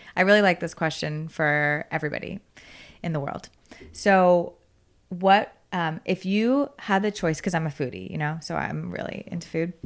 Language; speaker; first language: English; native; English